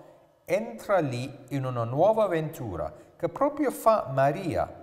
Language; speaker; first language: Italian; non-native, fluent; English